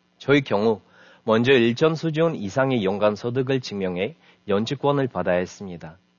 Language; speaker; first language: Korean; non-native, fluent; Russian